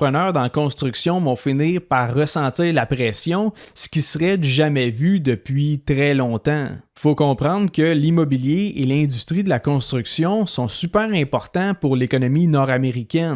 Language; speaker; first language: French; native; French